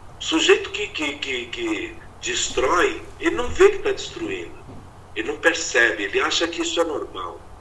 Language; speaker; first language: Portuguese; native; Portuguese